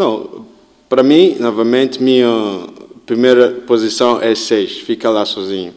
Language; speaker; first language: Portuguese; non-native, learner; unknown